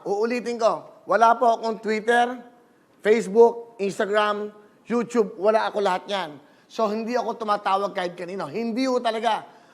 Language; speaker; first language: Filipino; native; Filipino